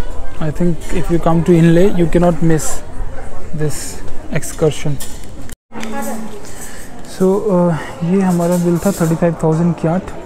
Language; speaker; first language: English; non-native, local second language; Hindi